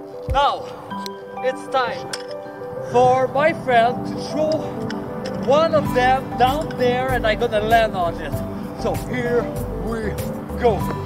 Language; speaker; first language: English; non-native, fluent; French